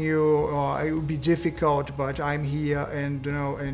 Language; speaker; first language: English; non-native, fluent; Portuguese